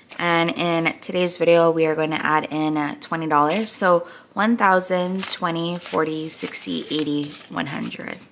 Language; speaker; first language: English; native; English